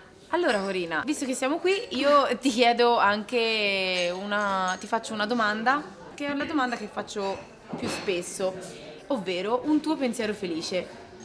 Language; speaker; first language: Italian; native; Italian